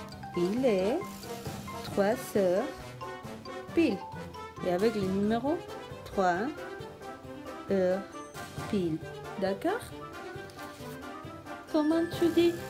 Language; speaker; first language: French; non-native, fluent; Spanish